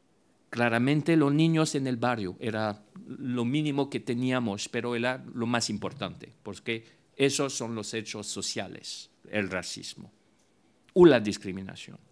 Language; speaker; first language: Spanish; non-native, fluent; French